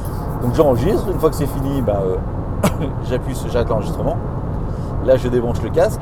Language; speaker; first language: French; native; French